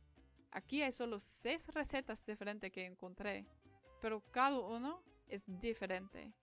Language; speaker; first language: Spanish; non-native, learner; English